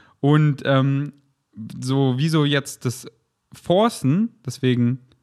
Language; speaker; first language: German; native; German